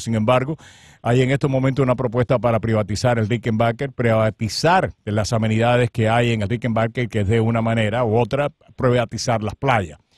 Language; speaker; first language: Spanish; native; Spanish